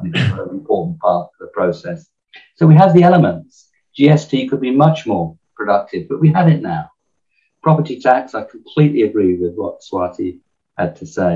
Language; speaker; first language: English; native; English